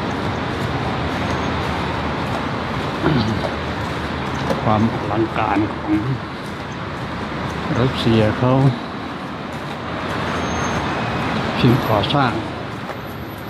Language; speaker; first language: Thai; native; Thai